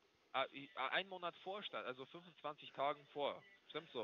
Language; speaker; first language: German; non-native, fluent; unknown